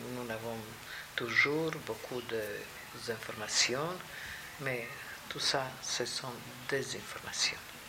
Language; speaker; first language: French; non-native, fluent; Serbian